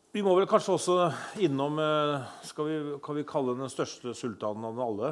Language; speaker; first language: Norwegian; native; Norwegian